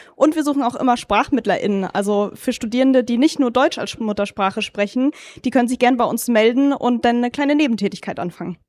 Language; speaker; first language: German; native; German